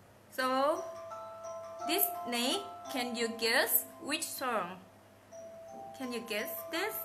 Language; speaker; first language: English; non-native, fluent; Thai